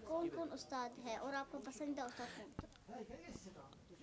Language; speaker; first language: Hindi; non-native, local second language; Kashmiri